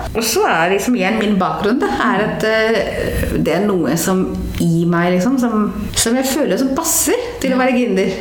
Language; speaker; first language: Norwegian; non-native, fluent; Hindi